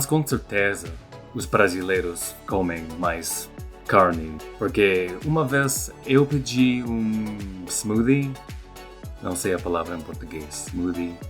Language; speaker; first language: Portuguese; non-native, fluent; English